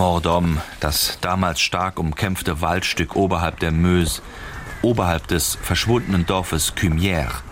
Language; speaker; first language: German; native; German